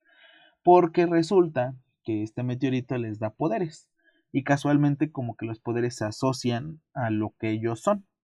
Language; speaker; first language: Spanish; native; Spanish